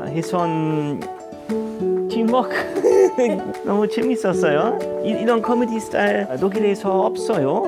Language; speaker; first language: Korean; non-native, learner; German